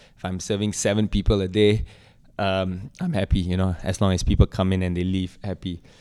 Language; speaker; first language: English; native; English